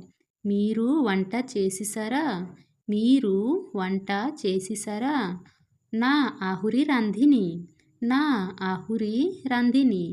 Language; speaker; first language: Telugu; non-native, fluent; Odia